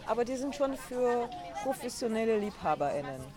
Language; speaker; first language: German; native; German